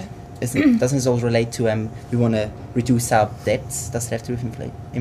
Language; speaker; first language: English; native; English